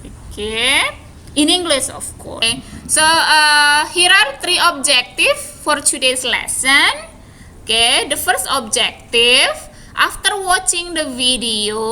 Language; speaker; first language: English; non-native, fluent; Indonesian